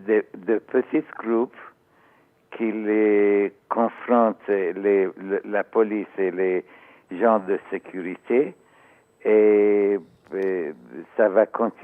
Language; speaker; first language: French; non-native, learner; Persian